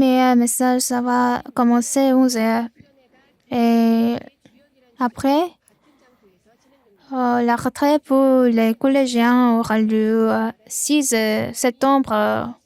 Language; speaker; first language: French; non-native, learner; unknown